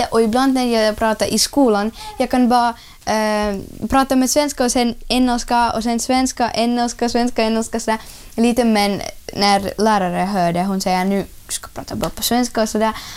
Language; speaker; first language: Swedish; early bilingual, other home language; Ukrainian